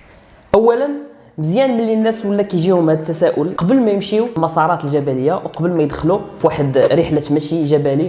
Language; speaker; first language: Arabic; native; Arabic